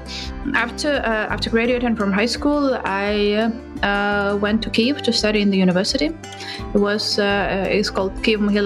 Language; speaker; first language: English; non-native, fluent; Ukrainian